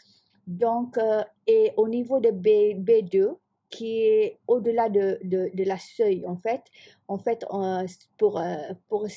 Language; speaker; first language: French; non-native, fluent; Malay